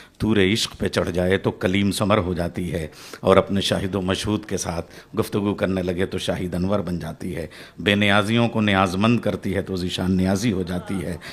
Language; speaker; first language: Urdu; native; Urdu